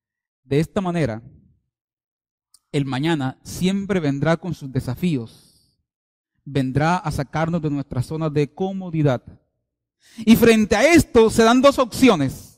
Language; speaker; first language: Spanish; native; Spanish